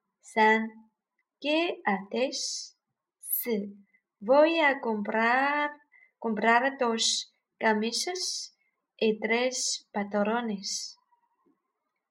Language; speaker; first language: Spanish; non-native, learner; Chinese